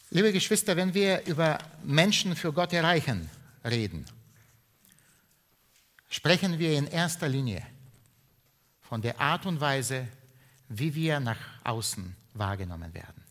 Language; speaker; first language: German; non-native, fluent; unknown